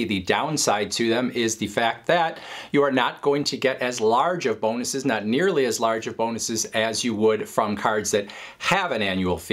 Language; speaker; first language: English; native; English